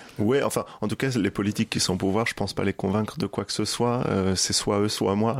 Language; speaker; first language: French; native; French